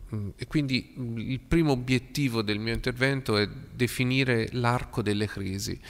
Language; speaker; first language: Italian; native; Italian